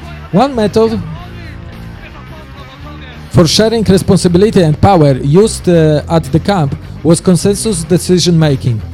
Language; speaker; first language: English; non-native, fluent; Polish